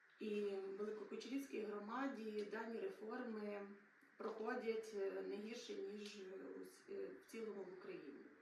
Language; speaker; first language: Ukrainian; native; Ukrainian